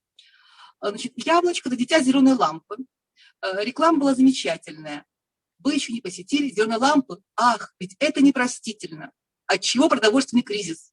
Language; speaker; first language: Russian; native; Russian